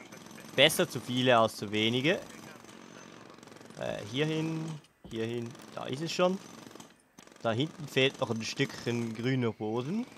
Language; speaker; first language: German; native; German